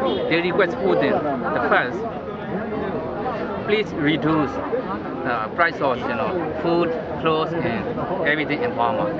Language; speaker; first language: English; non-native, learner; Burmese